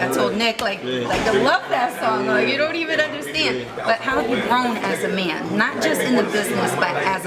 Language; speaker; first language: English; native; English